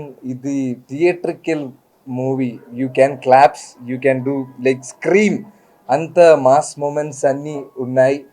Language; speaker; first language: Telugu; non-native, learner; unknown